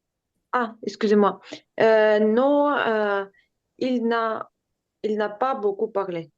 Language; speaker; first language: French; non-native, learner; Ukrainian